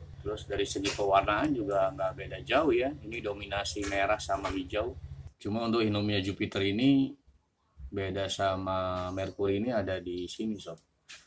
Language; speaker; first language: Indonesian; native; Indonesian